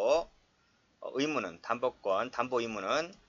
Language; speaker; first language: Korean; native; Korean